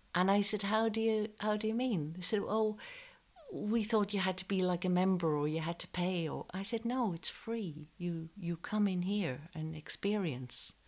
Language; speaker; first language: English; native; English